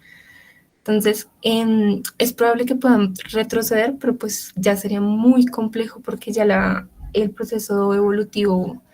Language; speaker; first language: Spanish; native; Spanish